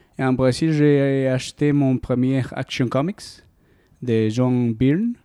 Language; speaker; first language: French; non-native, learner; Spanish